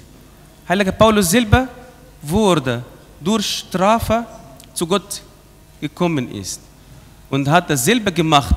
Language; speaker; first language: German; non-native, fluent; Arabic